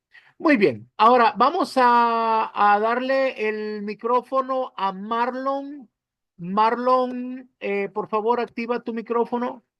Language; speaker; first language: Spanish; native; Spanish